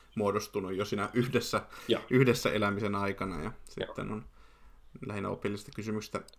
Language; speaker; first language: Finnish; native; Finnish